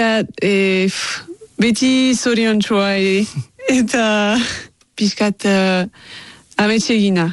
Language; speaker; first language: Basque; non-native, local second language; French